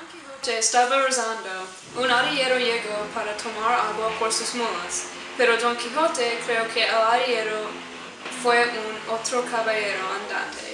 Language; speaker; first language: Spanish; non-native, learner; English